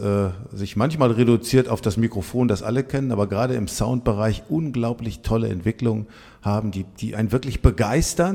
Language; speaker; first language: German; native; German